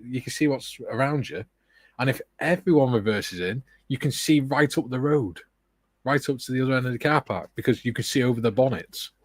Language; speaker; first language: English; native; English